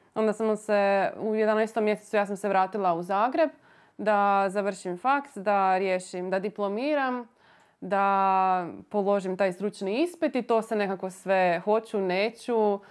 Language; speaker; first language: Croatian; native; Croatian